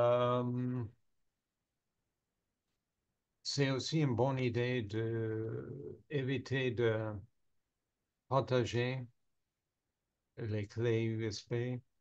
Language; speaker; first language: French; non-native, learner; English